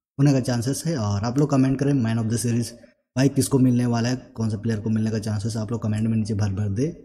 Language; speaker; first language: Hindi; native; Hindi